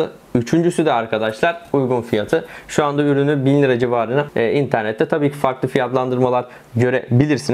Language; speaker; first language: Turkish; native; Turkish